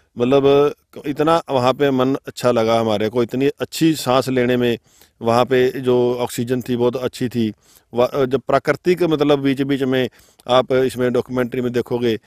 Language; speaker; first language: Hindi; non-native, local second language; Punjabi